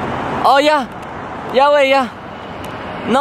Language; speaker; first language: Spanish; non-native, fluent; English